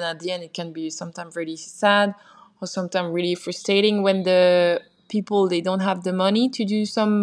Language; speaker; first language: English; non-native, fluent; French